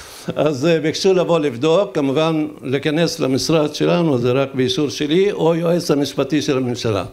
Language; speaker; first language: Hebrew; non-native, local second language; Arabic